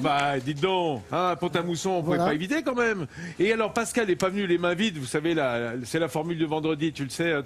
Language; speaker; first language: French; native; French